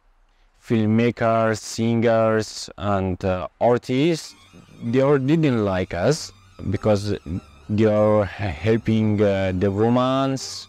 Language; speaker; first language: English; non-native, learner; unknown